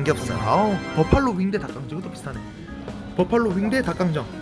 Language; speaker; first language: Korean; native; Korean